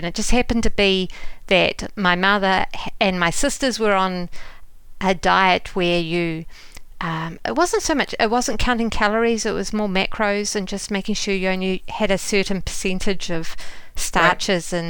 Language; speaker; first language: English; native; English